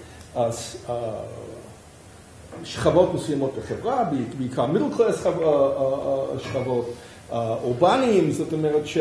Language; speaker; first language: Hebrew; non-native, fluent; English